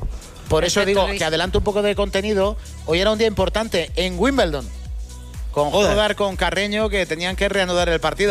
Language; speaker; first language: Spanish; native; Spanish